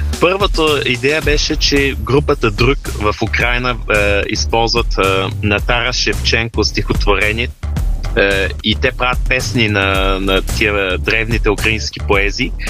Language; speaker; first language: Bulgarian; early bilingual, heritage; Bulgarian